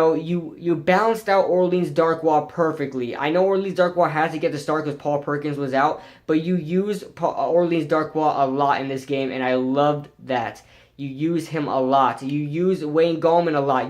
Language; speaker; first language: English; native; English